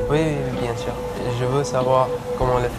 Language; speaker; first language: French; non-native, learner; Persian